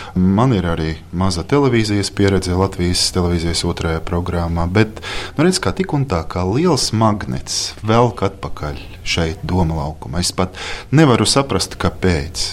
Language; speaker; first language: Latvian; non-native, local second language; Russian